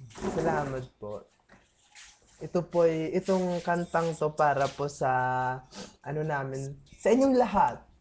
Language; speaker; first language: Filipino; non-native, local second language; Bikol